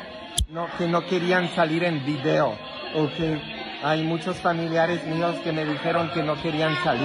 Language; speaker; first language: Spanish; non-native, fluent; Polish